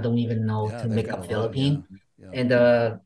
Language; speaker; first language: English; non-native, fluent; Vietnamese